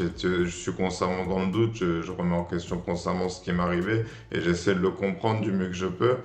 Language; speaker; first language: French; native; French